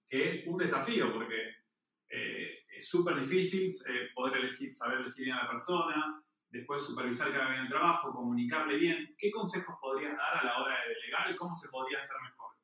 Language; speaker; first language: Spanish; native; Spanish